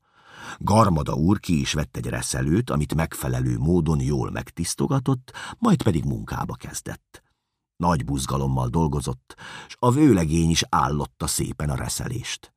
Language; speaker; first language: Hungarian; native; Hungarian